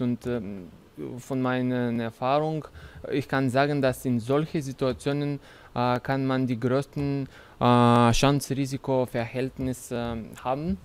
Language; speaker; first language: German; non-native, fluent; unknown